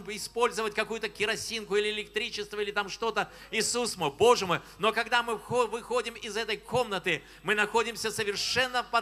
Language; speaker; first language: Russian; native; Russian